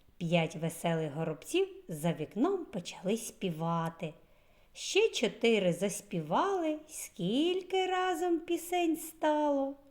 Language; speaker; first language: Ukrainian; native; Ukrainian